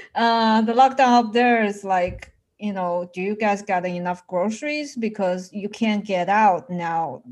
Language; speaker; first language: English; non-native, fluent; Chinese